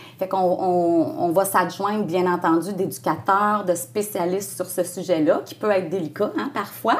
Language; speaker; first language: French; native; French